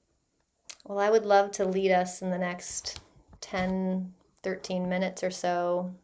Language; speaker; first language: English; native; English